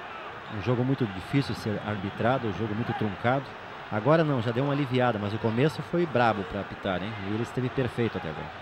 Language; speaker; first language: Portuguese; native; Portuguese